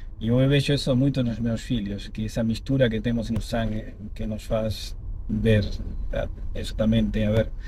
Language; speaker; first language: Portuguese; non-native, fluent; Spanish